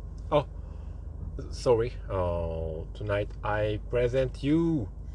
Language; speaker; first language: English; non-native, learner; Japanese